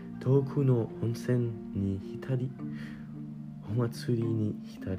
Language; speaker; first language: Japanese; non-native, learner; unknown